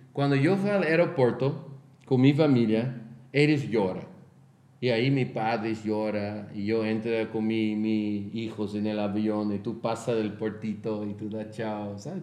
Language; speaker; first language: Spanish; non-native, fluent; Portuguese